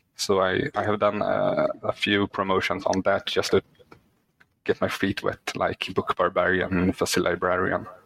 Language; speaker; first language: English; non-native, fluent; Swedish